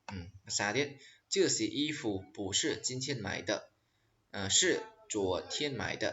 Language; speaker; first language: Chinese; non-native, fluent; Khmer